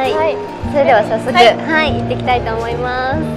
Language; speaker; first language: Japanese; native; Japanese